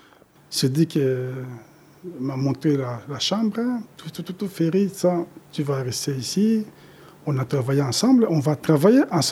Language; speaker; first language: French; non-native, local second language; Lingala